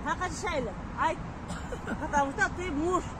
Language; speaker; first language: Russian; non-native, learner; Kyrgyz